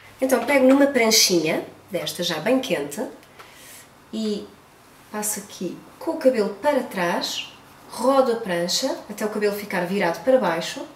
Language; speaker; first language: Portuguese; native; Portuguese